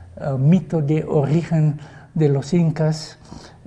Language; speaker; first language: Spanish; non-native, fluent; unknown